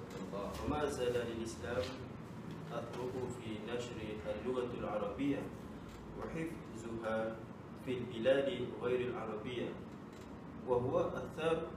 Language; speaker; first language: Arabic; non-native, learner; Malay